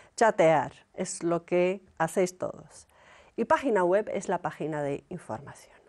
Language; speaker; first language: Spanish; non-native, fluent; Arabic